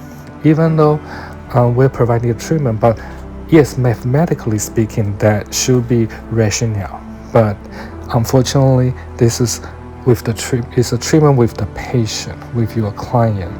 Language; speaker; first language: English; non-native, fluent; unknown